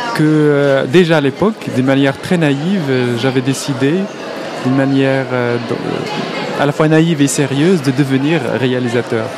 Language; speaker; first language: French; non-native, local second language; Arabic